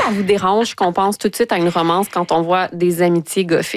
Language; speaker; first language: French; native; French